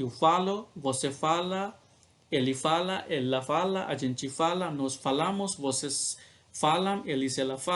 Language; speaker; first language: Portuguese; non-native, learner; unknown